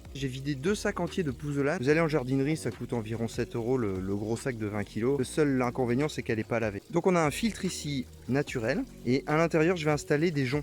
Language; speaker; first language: French; native; French